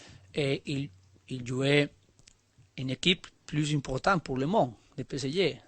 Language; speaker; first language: French; non-native, learner; Spanish